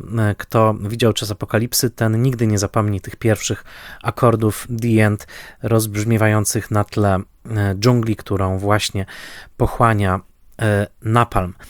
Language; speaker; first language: Polish; native; Polish